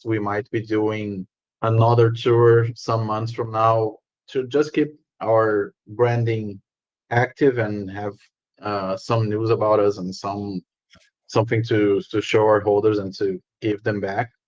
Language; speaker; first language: English; non-native, fluent; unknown